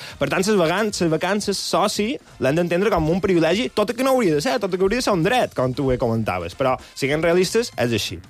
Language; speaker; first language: Catalan; native; Catalan